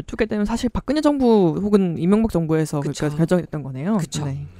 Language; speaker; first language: Korean; native; Korean